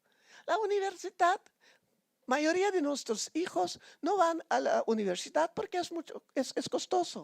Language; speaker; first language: Spanish; non-native, fluent; Papiamento